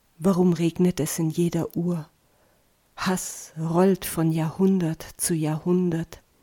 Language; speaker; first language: German; native; German